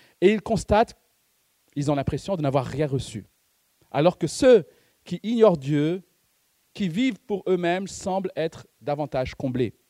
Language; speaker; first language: French; non-native, local second language; Malagasy